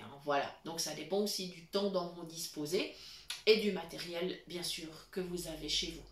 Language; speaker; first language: French; native; French